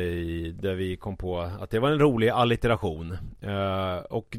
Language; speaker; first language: Swedish; native; Swedish